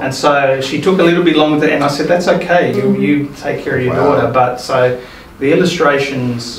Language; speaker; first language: English; early bilingual, other home language; Spanish